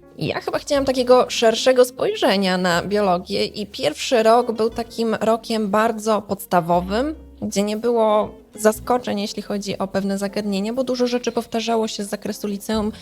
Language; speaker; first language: Polish; native; Polish